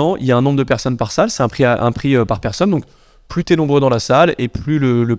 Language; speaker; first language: French; native; French